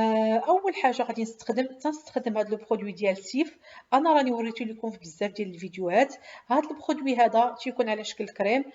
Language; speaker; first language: Arabic; native; Arabic